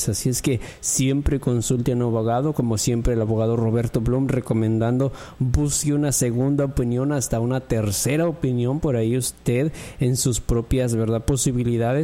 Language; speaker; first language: Spanish; native; Spanish